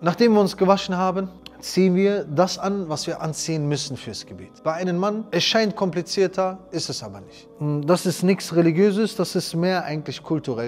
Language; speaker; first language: German; native; German